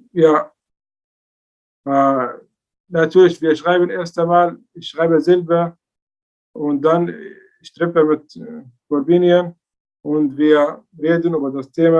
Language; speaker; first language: German; non-native, learner; Arabic